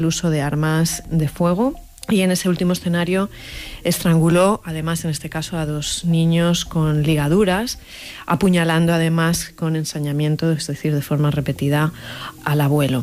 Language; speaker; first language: Spanish; native; Spanish